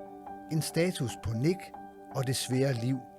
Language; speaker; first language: Danish; native; Danish